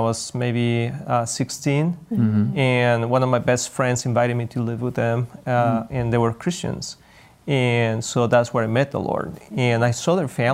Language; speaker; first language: English; non-native, fluent; Spanish